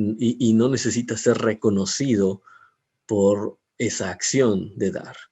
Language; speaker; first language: Spanish; native; Spanish